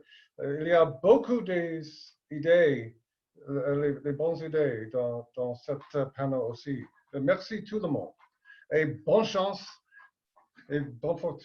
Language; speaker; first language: French; non-native, fluent; English